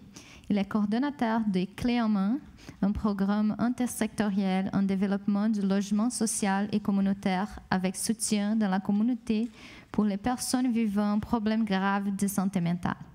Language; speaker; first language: French; non-native, fluent; Portuguese